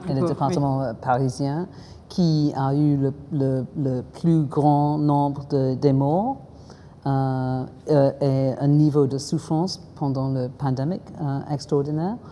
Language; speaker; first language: French; non-native, fluent; English